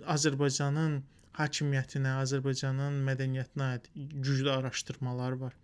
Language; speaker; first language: Azerbaijani; non-native, local second language; Talysh